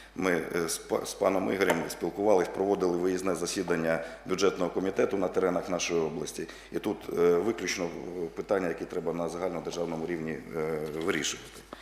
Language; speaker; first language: Ukrainian; native; Ukrainian